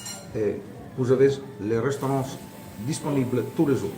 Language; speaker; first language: French; non-native, fluent; Italian